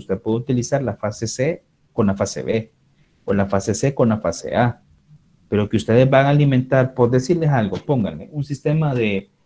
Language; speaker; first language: Spanish; native; Spanish